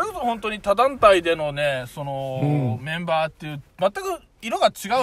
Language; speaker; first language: Japanese; native; Japanese